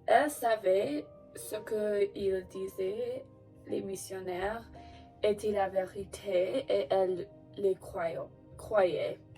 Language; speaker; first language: French; non-native, learner; English